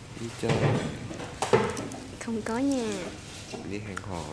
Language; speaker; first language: Vietnamese; native; Vietnamese